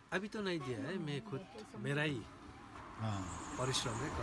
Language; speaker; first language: Hindi; non-native, local second language; Nepali